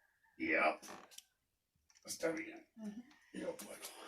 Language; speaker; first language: Spanish; non-native, learner; English